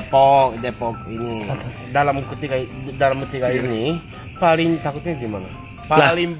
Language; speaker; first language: Indonesian; non-native, learner; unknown